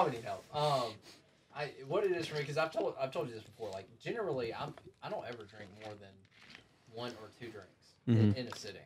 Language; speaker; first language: English; native; English